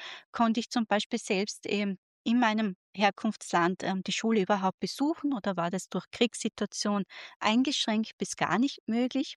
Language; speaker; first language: German; native; German